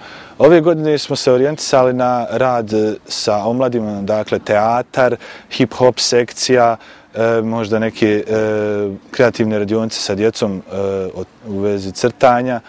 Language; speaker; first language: Croatian; native; Croatian